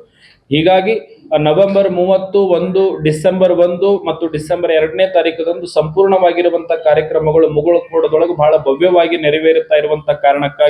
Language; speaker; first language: Kannada; native; Kannada